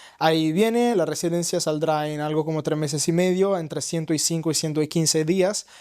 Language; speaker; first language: Spanish; non-native, fluent; Italian